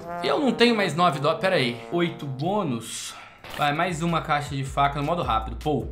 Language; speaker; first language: Portuguese; native; Portuguese